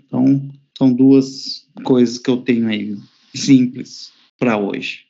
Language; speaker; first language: Portuguese; native; Portuguese